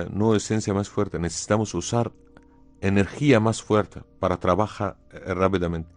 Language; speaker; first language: Spanish; non-native, fluent; Arabic